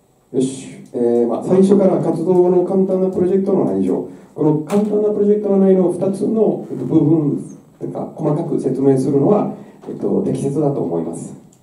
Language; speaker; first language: Japanese; non-native, fluent; Spanish